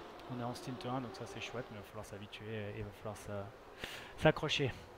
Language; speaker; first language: French; native; French